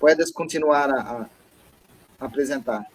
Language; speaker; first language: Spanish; non-native, learner; Portuguese